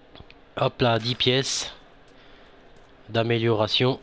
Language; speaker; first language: French; native; French